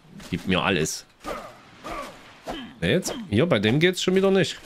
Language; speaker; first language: German; native; German